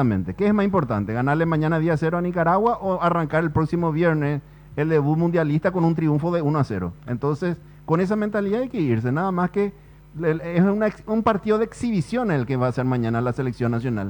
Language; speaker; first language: Spanish; native; Spanish